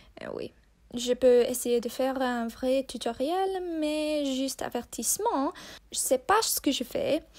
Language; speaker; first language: French; non-native, learner; English